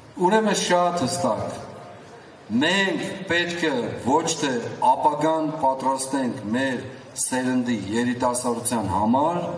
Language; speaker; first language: Armenian; native; Armenian